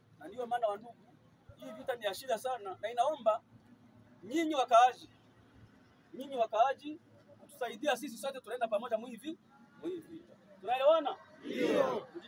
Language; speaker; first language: Swahili; non-native, local second language; Kinyarwanda